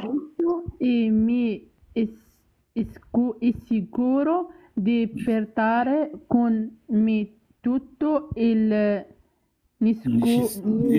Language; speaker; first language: Italian; non-native, learner; Arabic